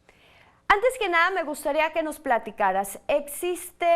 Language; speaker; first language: Spanish; native; Spanish